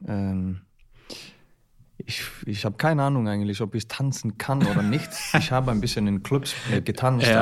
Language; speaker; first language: German; non-native, learner; Icelandic